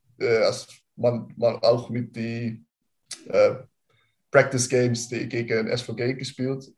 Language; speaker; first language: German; non-native, learner; Dutch